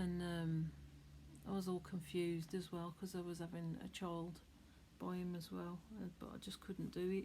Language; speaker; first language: English; native; English